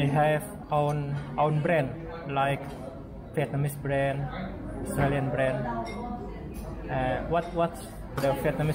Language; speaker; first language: English; non-native, learner; Indonesian